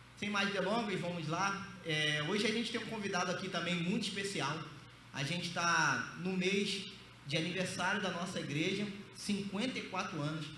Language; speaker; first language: Portuguese; native; Portuguese